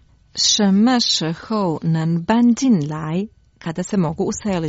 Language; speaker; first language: Chinese; non-native, learner; Croatian